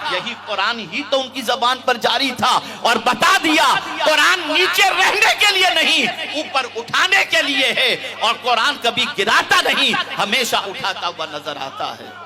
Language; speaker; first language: Urdu; native; Urdu